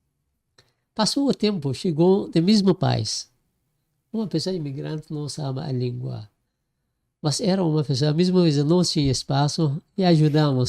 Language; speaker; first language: Portuguese; non-native, learner; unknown